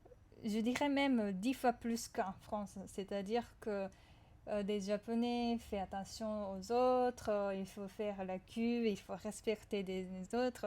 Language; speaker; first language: French; non-native, fluent; Japanese